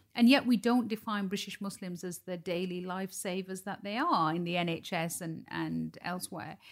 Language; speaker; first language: English; native; English